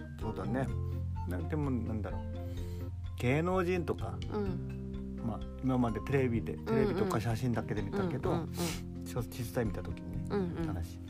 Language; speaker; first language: Japanese; non-native, fluent; Korean